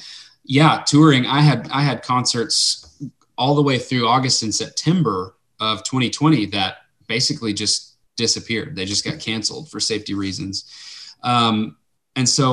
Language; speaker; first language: English; native; English